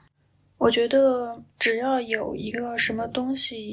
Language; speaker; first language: Chinese; native; Chinese